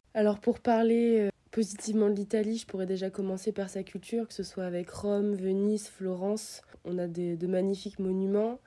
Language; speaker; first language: French; early bilingual, other home language; Italian